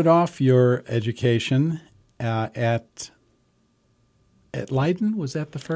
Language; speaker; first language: English; native; English